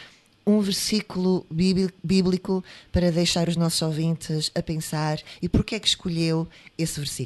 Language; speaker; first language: Portuguese; native; Portuguese